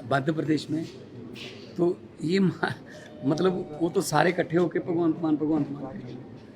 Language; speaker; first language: Hindi; non-native, local second language; Punjabi